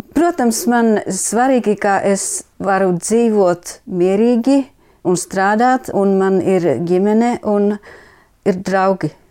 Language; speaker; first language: Latvian; non-native, fluent; Finnish